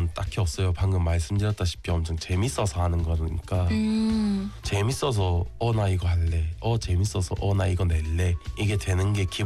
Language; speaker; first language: Korean; native; Korean